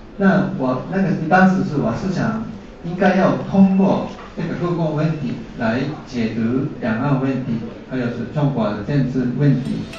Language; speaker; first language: Chinese; non-native, fluent; Japanese